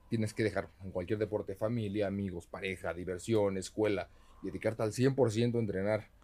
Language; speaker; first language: Spanish; native; Spanish